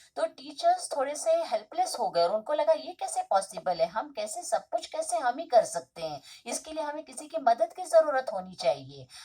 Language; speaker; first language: Hindi; non-native, local second language; Marathi